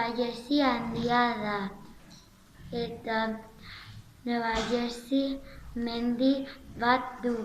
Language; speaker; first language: Basque; non-native, learner; Spanish